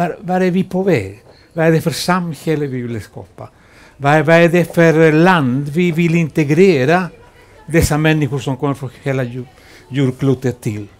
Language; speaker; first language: Swedish; non-native, fluent; Spanish